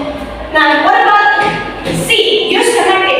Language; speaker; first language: English; non-native, fluent; Indonesian